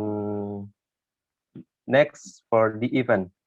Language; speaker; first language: English; non-native, learner; Indonesian